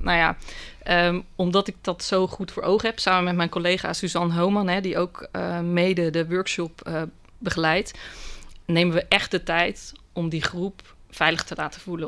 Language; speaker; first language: Dutch; native; Dutch